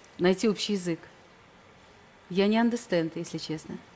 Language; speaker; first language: Russian; native; Russian